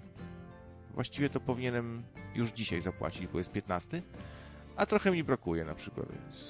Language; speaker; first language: Polish; native; Polish